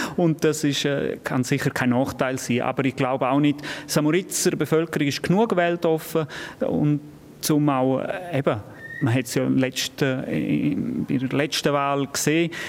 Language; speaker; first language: German; native; German